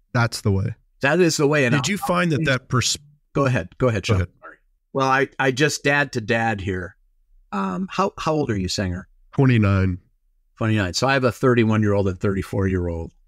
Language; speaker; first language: English; native; English